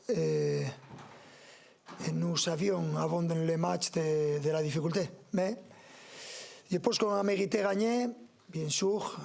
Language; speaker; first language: French; non-native, learner; Spanish